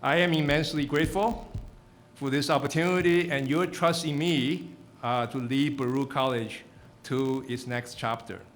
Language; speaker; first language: English; non-native, fluent; Chinese